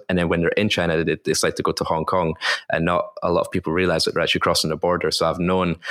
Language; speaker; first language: English; native; English